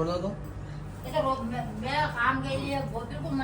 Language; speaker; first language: Hindi; native; Hindi